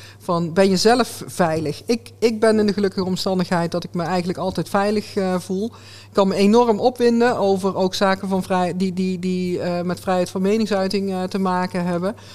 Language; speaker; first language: Dutch; native; Dutch